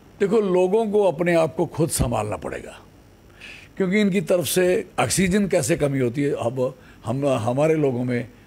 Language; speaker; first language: Hindi; native; Hindi